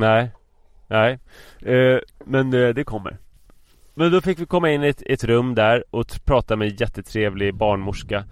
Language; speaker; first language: Swedish; native; Swedish